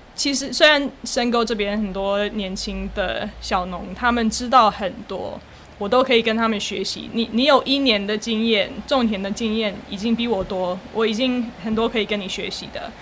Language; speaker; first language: Chinese; non-native, fluent; English